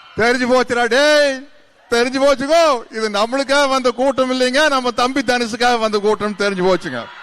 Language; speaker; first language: Tamil; native; Tamil